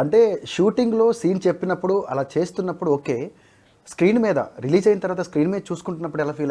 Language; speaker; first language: Telugu; native; Telugu